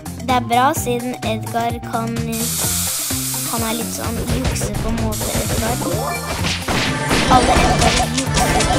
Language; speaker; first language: Norwegian; early bilingual, other home language; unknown